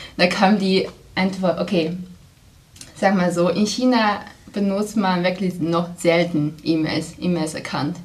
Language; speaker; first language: German; non-native, fluent; Chinese